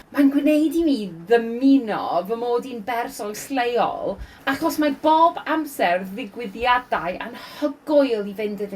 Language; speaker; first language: Welsh; non-native, learner; English